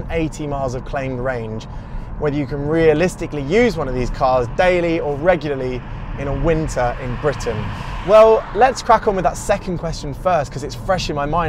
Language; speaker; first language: English; native; English